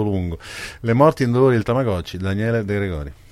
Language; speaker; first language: Italian; native; Italian